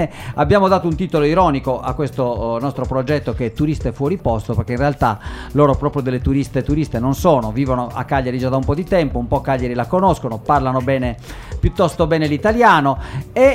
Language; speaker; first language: Italian; native; Italian